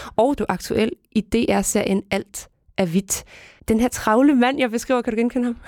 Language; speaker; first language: Danish; native; Danish